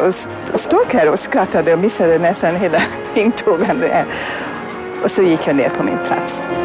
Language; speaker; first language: Swedish; non-native, fluent; German